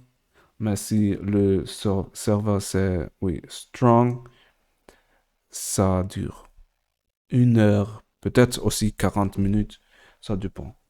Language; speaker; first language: French; non-native, learner; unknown